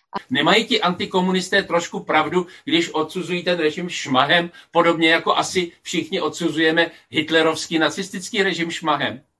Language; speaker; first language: Czech; native; Czech